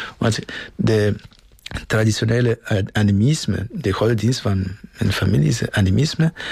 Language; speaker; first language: Dutch; non-native, fluent; Ewe